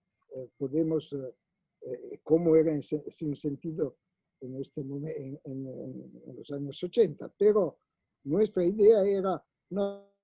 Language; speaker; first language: Spanish; non-native, fluent; Italian